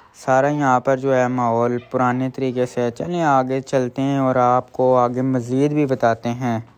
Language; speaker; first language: Urdu; non-native, local second language; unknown